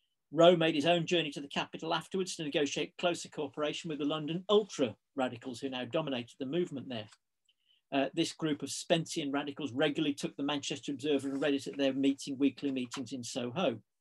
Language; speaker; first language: English; native; English